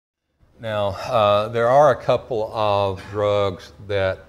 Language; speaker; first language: English; native; English